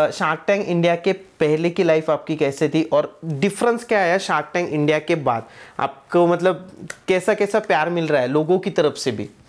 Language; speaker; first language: Hindi; non-native, local second language; Marathi